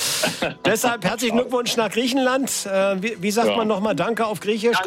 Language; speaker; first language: German; native; German